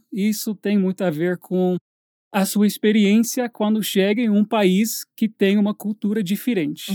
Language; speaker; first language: Portuguese; non-native, fluent; English